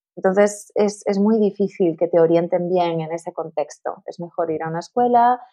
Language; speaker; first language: Spanish; native; Spanish